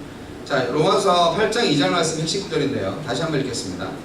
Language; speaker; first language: Korean; native; Korean